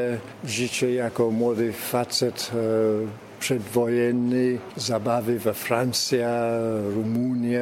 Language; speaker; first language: Polish; early bilingual, heritage; English